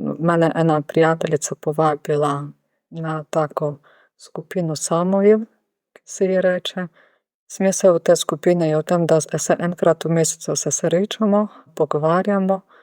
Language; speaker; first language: Slovenian; non-native, fluent; Ukrainian